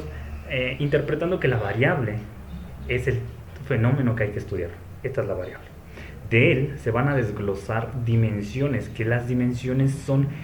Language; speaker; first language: Spanish; native; Spanish